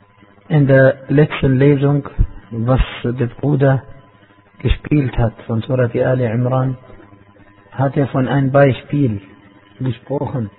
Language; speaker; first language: German; non-native, fluent; Arabic